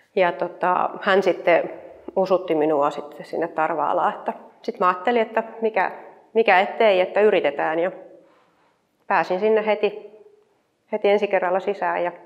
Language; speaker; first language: Finnish; native; Finnish